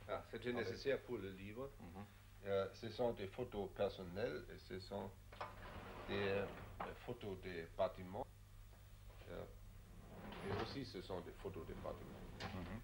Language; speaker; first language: French; non-native, fluent; German